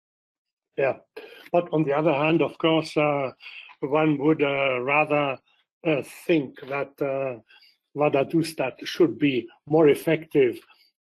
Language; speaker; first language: English; non-native, fluent; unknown